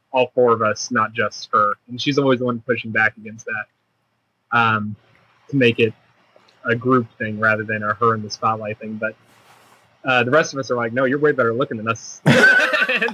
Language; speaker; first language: English; native; English